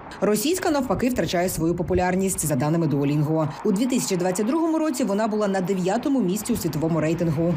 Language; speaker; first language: Ukrainian; native; Ukrainian